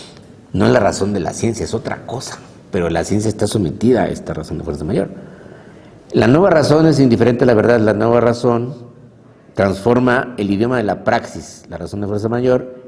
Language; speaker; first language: Spanish; native; Spanish